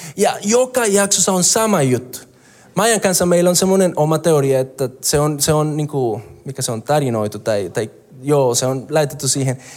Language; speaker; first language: Finnish; non-native, fluent; Spanish